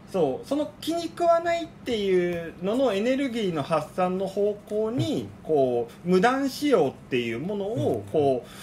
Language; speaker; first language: Japanese; native; Japanese